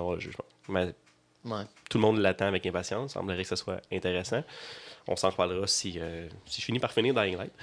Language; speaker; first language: French; native; French